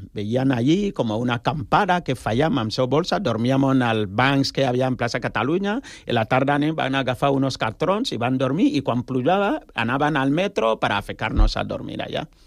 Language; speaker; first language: Catalan; non-native, learner; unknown